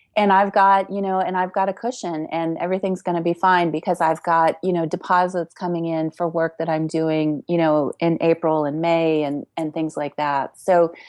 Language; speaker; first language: English; native; English